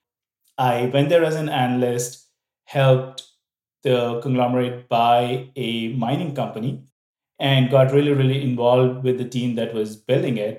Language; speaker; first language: English; non-native, local second language; Hindi